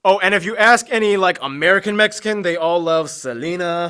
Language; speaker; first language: English; native; English